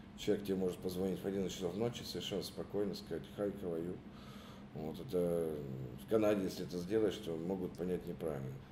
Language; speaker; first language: Russian; native; Russian